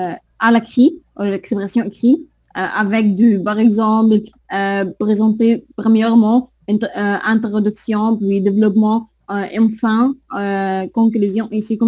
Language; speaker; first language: French; non-native, learner; Arabic